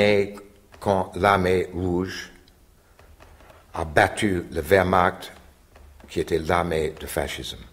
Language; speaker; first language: French; non-native, fluent; English